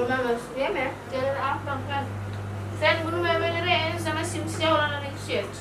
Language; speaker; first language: Turkish; non-native, learner; Indonesian